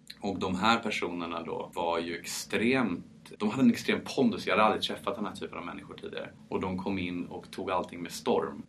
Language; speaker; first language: Swedish; early bilingual, heritage; Swedish